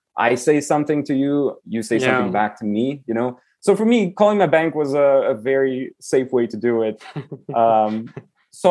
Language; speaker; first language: English; non-native, fluent; Romanian